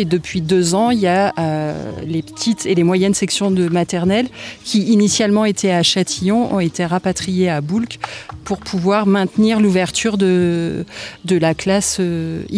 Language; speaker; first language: French; native; French